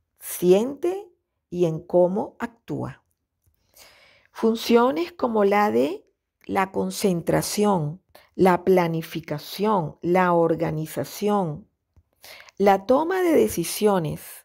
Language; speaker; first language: Spanish; native; Spanish